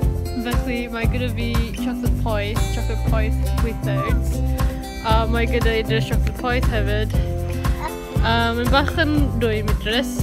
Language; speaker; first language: Welsh; non-native, learner; Malay